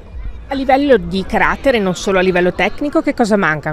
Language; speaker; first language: Italian; native; Italian